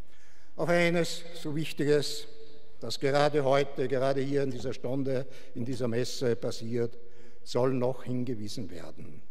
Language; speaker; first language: German; native; German